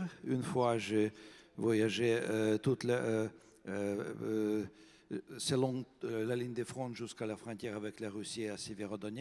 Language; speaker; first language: French; non-native, fluent; Russian